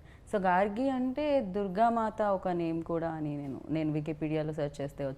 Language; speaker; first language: Telugu; native; Telugu